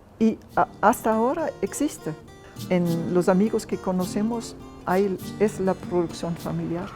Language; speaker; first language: Spanish; non-native, fluent; German